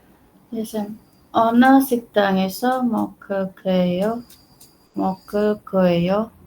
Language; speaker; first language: Korean; non-native, learner; Indonesian